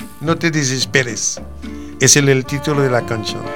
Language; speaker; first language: Spanish; non-native, fluent; Haitian Creole